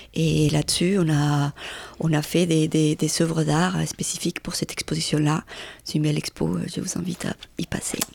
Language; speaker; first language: French; non-native, fluent; Spanish